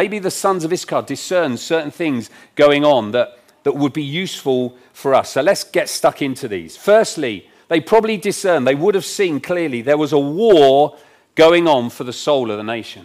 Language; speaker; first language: English; native; English